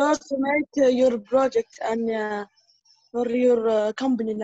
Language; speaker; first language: English; non-native, learner; Arabic